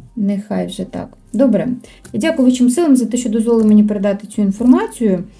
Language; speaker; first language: Ukrainian; non-native, local second language; Russian